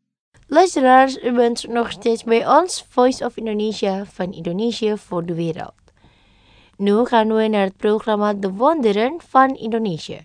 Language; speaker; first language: Dutch; non-native, fluent; Indonesian